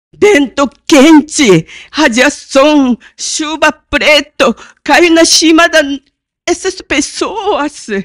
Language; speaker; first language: Portuguese; non-native, learner; Japanese